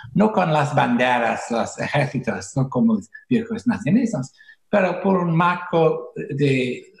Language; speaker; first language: Spanish; non-native, fluent; English